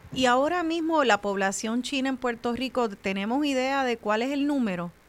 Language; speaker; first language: Spanish; native; Spanish